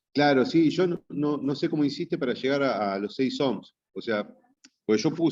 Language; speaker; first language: Spanish; native; Spanish